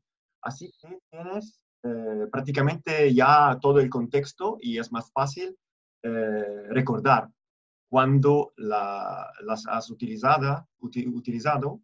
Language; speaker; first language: Spanish; non-native, fluent; Italian